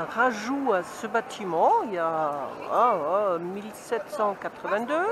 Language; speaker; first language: French; native; French